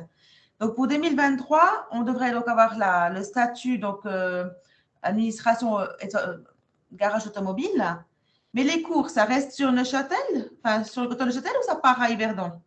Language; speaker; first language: French; native; French